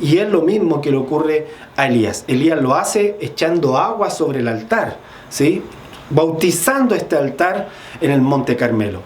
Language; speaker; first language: Spanish; native; Spanish